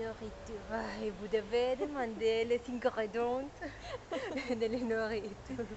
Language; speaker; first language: French; non-native, learner; Spanish